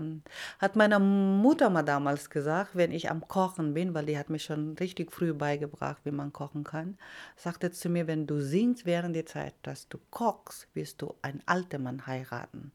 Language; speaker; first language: German; non-native, fluent; Iloko